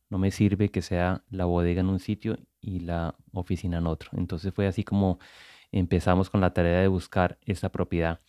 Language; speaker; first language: Spanish; native; Spanish